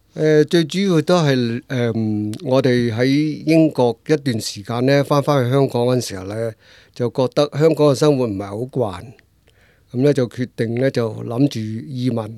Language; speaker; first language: Cantonese; native; Cantonese